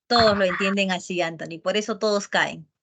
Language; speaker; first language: Spanish; native; Spanish